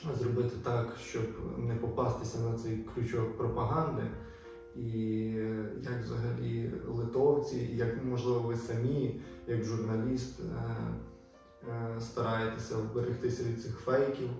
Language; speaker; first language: Ukrainian; native; Ukrainian